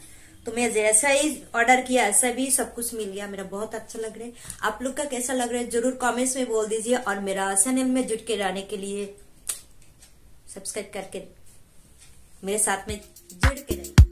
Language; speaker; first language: Hindi; non-native, local second language; Bangla